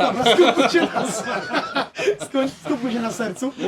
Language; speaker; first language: Polish; native; Polish